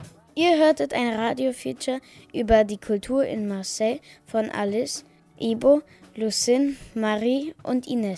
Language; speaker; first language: German; native; German